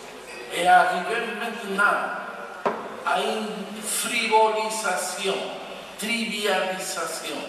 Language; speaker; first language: French; non-native, fluent; Spanish